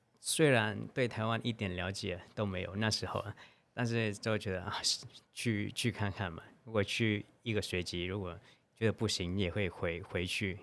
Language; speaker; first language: Chinese; non-native, fluent; Vietnamese